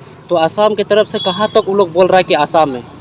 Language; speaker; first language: Hindi; non-native, local second language; Khasi